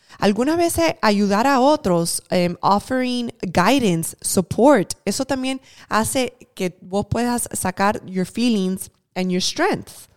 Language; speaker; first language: Spanish; early bilingual, other home language; English